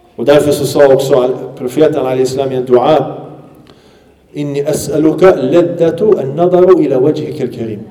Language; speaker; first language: Swedish; early bilingual, other home language; Arabic